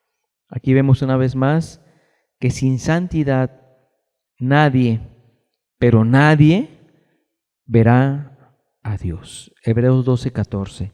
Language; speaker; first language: Spanish; native; Spanish